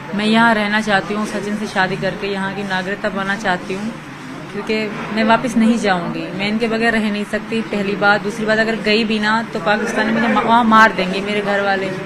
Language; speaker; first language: Urdu; non-native, local second language; Sindhi